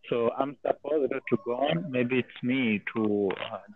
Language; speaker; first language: English; non-native, learner; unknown